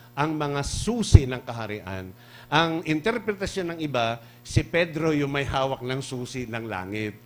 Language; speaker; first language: Filipino; non-native, local second language; Cebuano